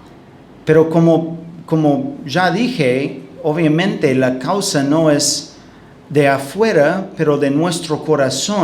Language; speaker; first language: Spanish; non-native, fluent; English